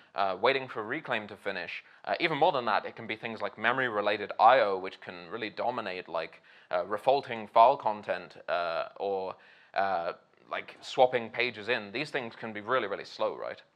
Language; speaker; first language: English; native; English